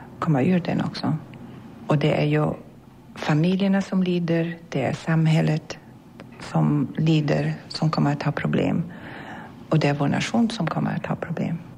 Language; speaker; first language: Swedish; non-native, fluent; German